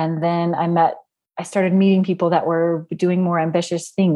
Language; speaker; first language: English; native; English